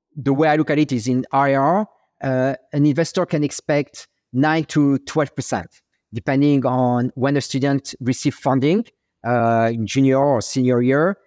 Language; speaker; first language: English; non-native, fluent; French